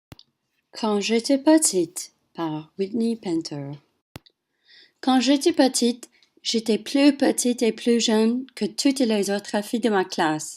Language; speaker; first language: French; non-native, learner; English